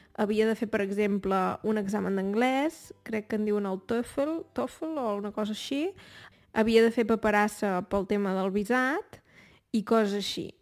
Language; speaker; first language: Catalan; native; Catalan